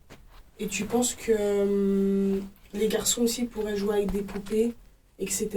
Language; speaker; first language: French; native; French